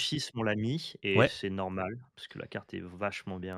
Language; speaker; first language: French; native; French